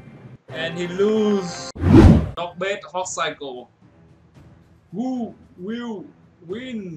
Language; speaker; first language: English; non-native, learner; Vietnamese